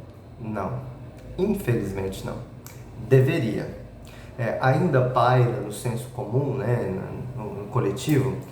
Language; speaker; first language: Portuguese; native; Portuguese